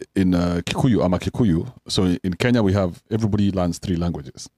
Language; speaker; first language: English; non-native, local second language; Kikuyu